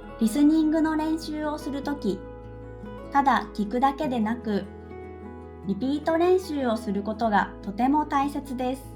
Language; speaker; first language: Japanese; native; Japanese